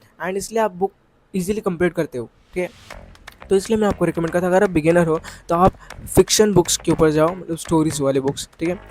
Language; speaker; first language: Hindi; non-native, local second language; Marathi